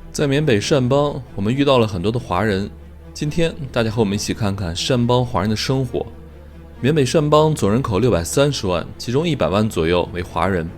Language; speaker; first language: Chinese; native; Chinese